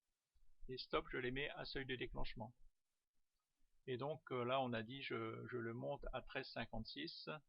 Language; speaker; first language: French; native; French